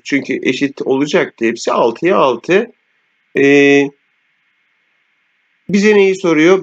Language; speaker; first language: Turkish; native; Turkish